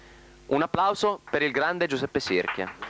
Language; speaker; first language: Italian; native; Italian